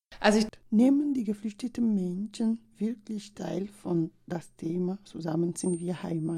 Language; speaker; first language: German; non-native, learner; French